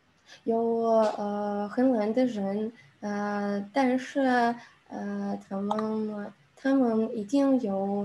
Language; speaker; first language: Chinese; non-native, learner; Russian